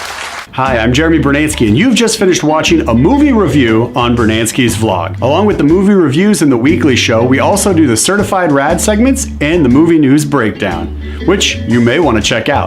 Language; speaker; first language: English; native; English